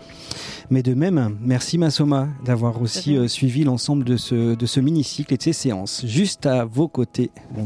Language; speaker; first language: French; native; French